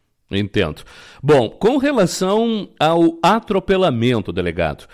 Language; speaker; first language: Portuguese; native; Portuguese